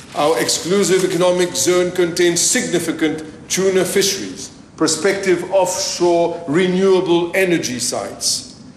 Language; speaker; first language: English; non-native, local second language; Morisyen